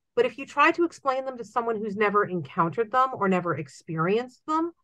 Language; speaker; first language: English; native; English